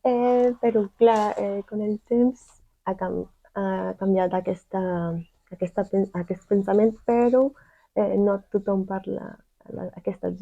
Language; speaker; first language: Catalan; non-native, fluent; Spanish